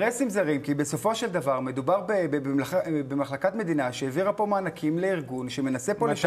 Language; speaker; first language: Hebrew; native; Hebrew